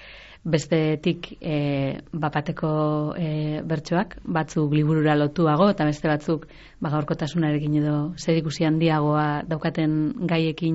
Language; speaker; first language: Basque; native; Basque